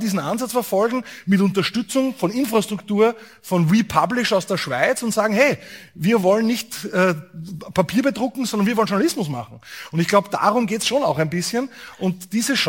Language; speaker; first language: German; native; German